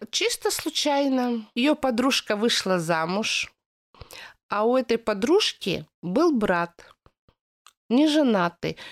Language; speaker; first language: Russian; native; Russian